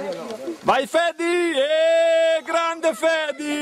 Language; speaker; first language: Italian; native; Italian